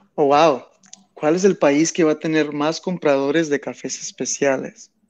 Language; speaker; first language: Spanish; early bilingual, heritage; Spanish